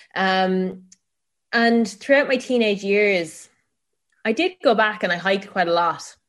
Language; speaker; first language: English; native; English